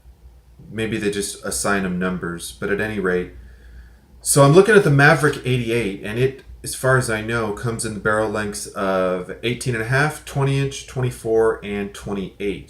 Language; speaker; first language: English; native; English